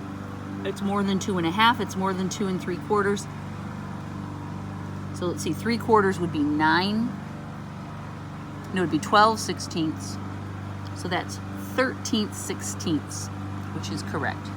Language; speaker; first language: English; native; English